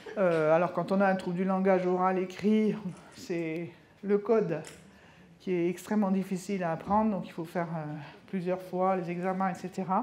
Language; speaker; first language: French; native; French